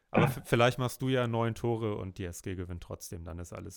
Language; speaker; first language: German; native; German